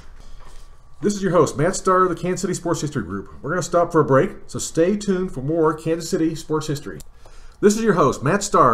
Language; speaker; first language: English; native; English